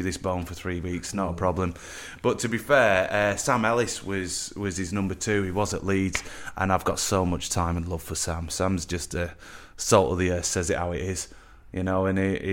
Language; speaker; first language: English; native; English